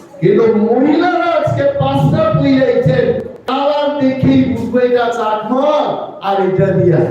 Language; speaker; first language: Bangla; non-native, local second language; Kok Borok